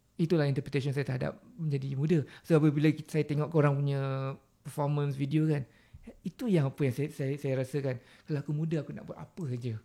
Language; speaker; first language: Malay; native; Malay